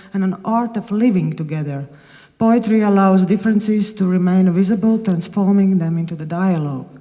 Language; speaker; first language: English; non-native, fluent; Latvian